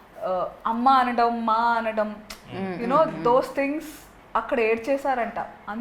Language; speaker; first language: Telugu; native; Telugu